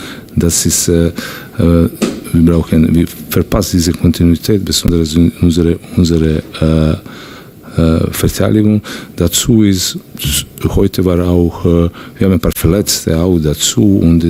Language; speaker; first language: German; non-native, learner; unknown